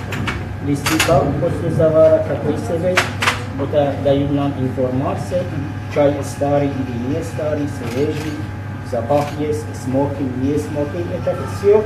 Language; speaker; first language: Russian; non-native, learner; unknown